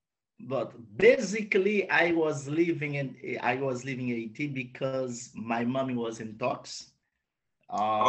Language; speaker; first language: English; non-native, learner; Haitian Creole